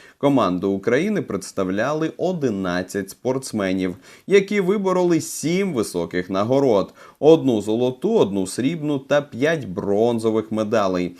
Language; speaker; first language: Ukrainian; native; Ukrainian